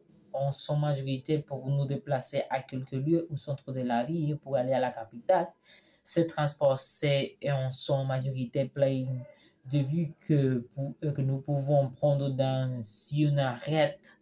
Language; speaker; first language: French; non-native, learner; Spanish